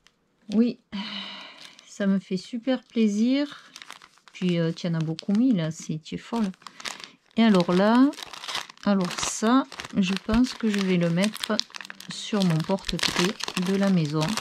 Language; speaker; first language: French; native; French